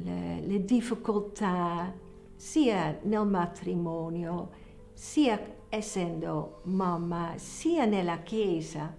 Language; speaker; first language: Italian; non-native, fluent; Dutch